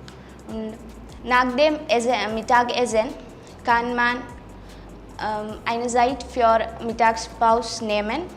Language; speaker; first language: German; non-native, fluent; Malayalam